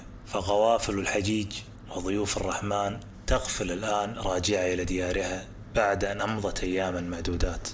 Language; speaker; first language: Arabic; native; Arabic